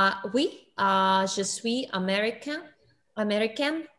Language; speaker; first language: French; non-native, learner; English